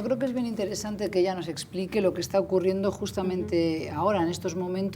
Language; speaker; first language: Spanish; native; Spanish